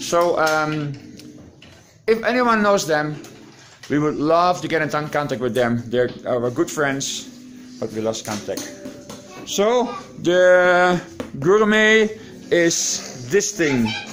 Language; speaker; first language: English; non-native, fluent; Dutch